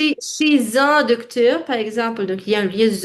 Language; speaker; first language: French; non-native, fluent; Russian